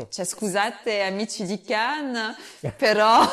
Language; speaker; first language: Italian; non-native, fluent; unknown